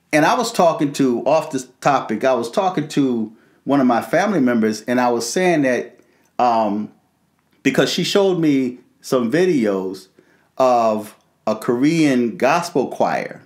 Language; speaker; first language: English; native; English